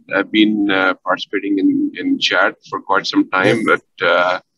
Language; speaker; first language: English; non-native, local second language; Punjabi